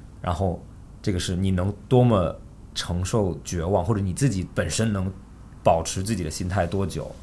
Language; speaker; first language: Chinese; early bilingual, heritage; Chinese